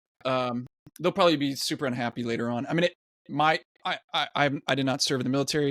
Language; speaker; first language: English; native; English